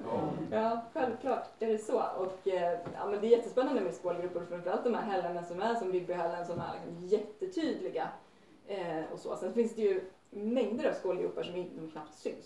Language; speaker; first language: Swedish; native; Swedish